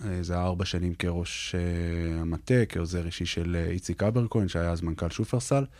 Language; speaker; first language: Hebrew; native; Hebrew